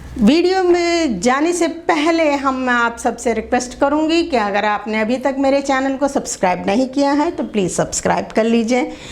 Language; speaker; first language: Hindi; non-native, local second language; Telugu